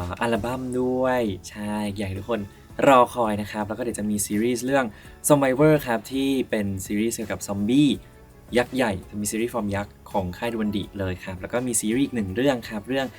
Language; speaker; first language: Thai; native; Thai